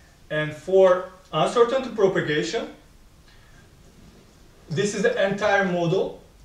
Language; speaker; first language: English; non-native, fluent; Turkish